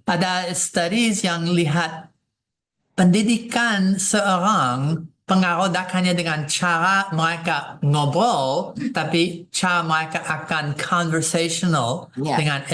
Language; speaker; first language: Indonesian; non-native, fluent; English